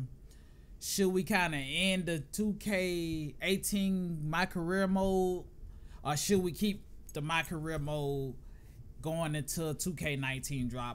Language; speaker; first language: English; native; English